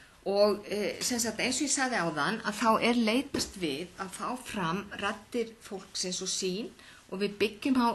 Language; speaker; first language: Icelandic; native; Icelandic